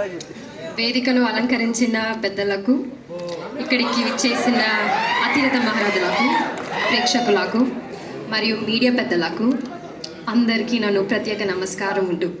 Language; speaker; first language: Telugu; non-native, learner; Malayalam